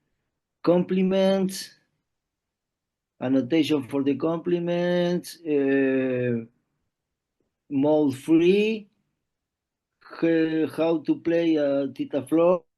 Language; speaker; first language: English; non-native, learner; Spanish